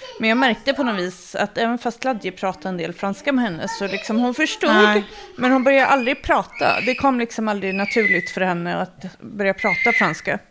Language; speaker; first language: Swedish; native; Swedish